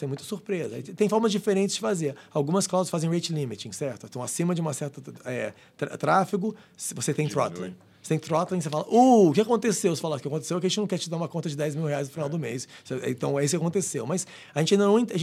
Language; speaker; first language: Portuguese; non-native, fluent; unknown